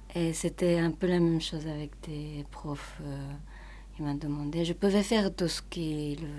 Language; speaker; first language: French; non-native, fluent; Japanese